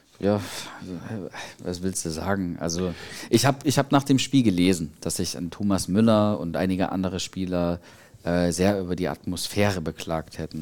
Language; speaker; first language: German; native; German